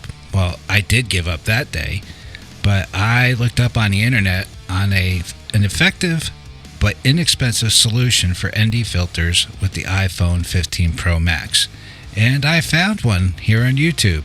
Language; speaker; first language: English; native; English